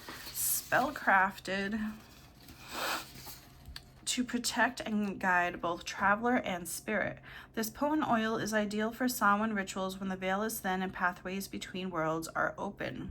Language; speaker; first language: English; native; English